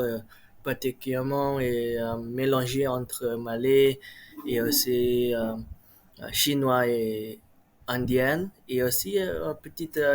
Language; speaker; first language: French; non-native, learner; Malay